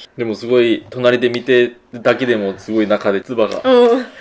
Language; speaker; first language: Japanese; non-native, fluent; Korean